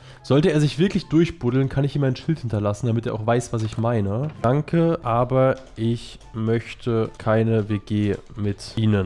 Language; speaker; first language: German; native; German